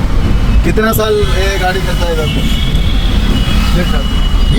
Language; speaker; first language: Hindi; non-native, local second language; Malayalam